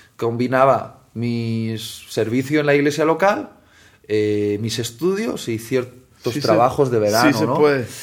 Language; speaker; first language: Spanish; native; Spanish